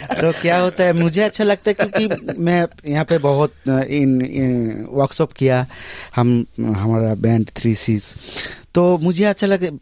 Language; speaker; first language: Hindi; non-native, learner; Bangla